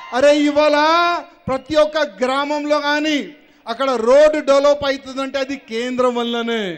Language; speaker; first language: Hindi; native; Hindi